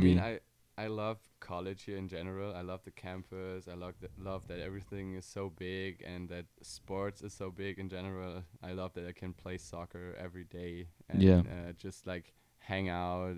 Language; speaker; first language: English; non-native, fluent; German